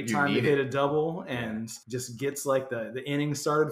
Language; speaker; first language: English; native; English